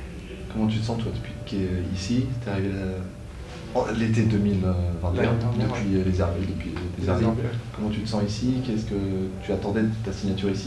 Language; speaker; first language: French; native; French